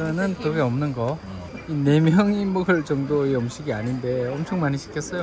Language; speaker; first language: Korean; native; Korean